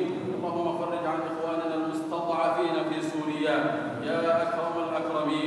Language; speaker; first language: Arabic; non-native, local second language; Somali